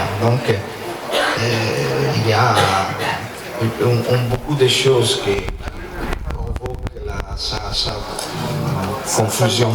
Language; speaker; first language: French; non-native, learner; Italian